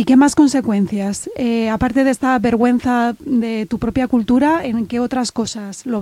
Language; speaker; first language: Spanish; native; Spanish